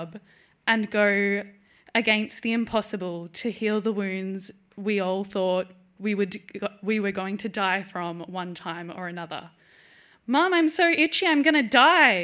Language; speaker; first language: English; native; English